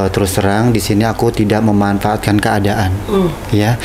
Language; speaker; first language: Indonesian; native; Indonesian